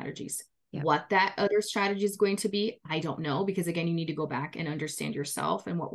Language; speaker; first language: English; non-native, fluent; Portuguese